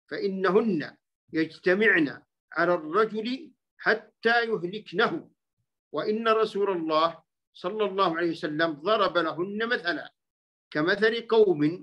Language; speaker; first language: Arabic; native; Arabic